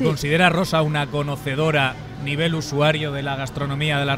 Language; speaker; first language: Spanish; native; Spanish